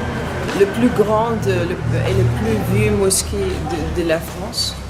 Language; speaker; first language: French; non-native, learner; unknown